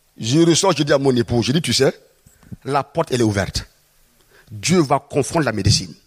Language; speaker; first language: French; non-native, local second language; Mossi